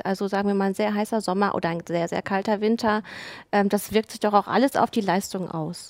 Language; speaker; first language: German; native; German